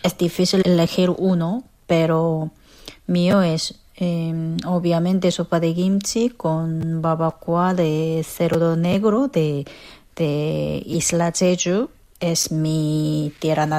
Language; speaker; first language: Spanish; non-native, fluent; Korean